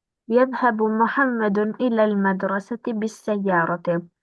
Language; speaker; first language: Arabic; non-native, learner; Albanian